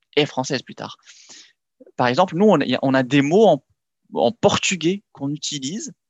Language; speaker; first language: French; non-native, local second language; Arabic